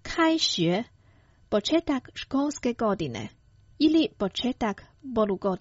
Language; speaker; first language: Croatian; non-native, fluent; Chinese